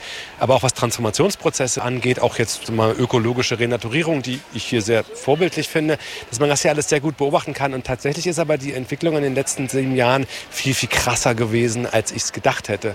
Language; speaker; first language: German; native; German